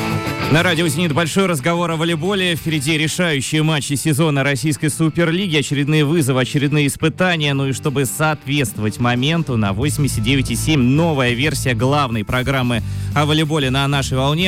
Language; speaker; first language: Russian; native; Russian